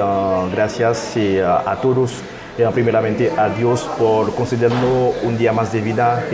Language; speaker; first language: Spanish; non-native, fluent; Haitian Creole